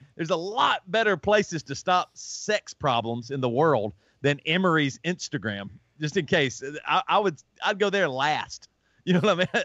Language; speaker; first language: English; native; English